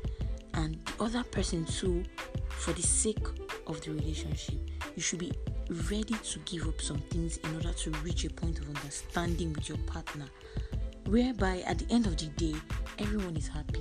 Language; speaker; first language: English; non-native, local second language; Igbo